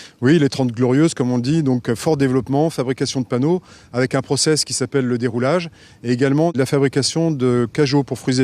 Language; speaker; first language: French; native; French